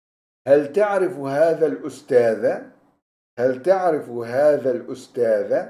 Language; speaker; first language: Arabic; non-native, fluent; Turkish